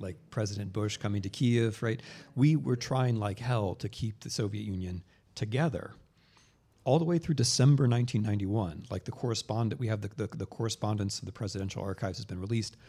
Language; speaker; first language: English; native; English